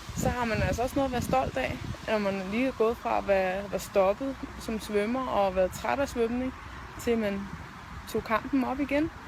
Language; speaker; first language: Danish; native; Danish